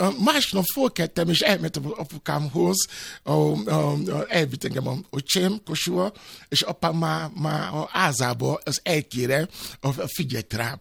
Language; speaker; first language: Hungarian; non-native, fluent; Yoruba